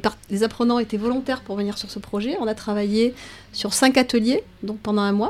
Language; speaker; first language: French; native; French